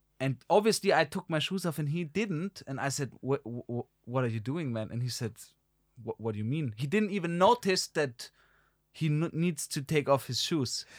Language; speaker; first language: English; non-native, fluent; German